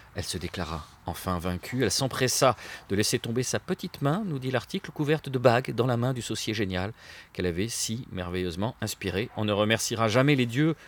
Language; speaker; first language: French; native; French